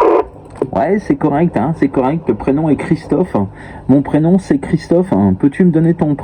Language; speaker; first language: French; native; French